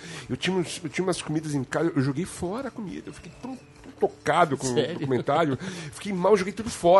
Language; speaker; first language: Portuguese; native; Portuguese